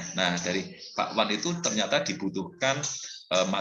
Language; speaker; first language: Indonesian; native; Indonesian